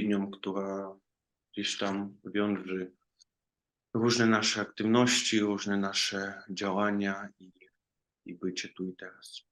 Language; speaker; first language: Polish; non-native, fluent; Ukrainian